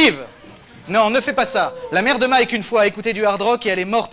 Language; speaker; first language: French; native; French